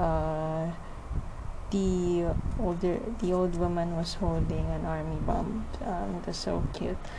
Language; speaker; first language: English; non-native, local second language; Filipino